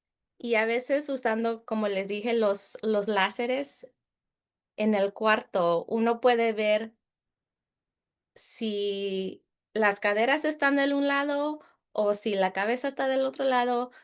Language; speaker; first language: Spanish; early bilingual, heritage; Spanish